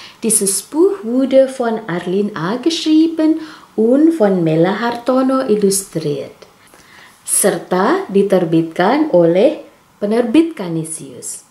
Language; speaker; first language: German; non-native, fluent; Indonesian